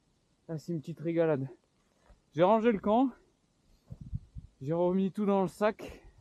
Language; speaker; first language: French; native; French